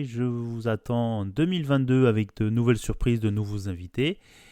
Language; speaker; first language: French; native; French